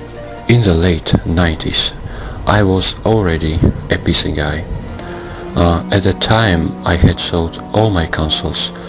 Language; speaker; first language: English; non-native, fluent; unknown